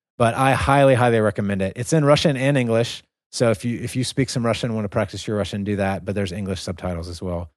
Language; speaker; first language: English; native; English